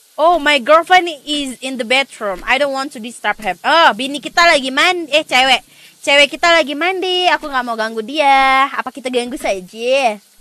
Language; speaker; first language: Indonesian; non-native, local second language; Minangkabau